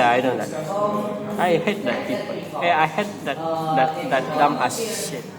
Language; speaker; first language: English; non-native, learner; Indonesian